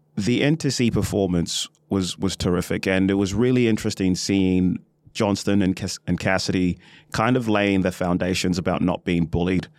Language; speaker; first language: English; native; English